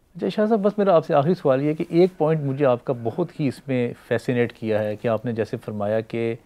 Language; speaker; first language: Urdu; native; Urdu